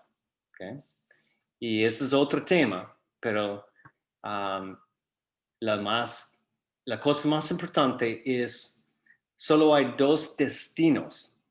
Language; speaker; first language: Spanish; non-native, fluent; English